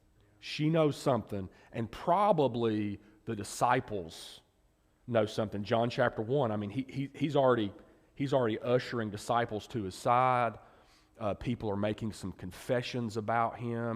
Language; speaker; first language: English; native; English